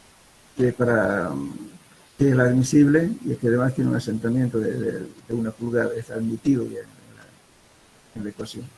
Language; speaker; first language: Spanish; native; Spanish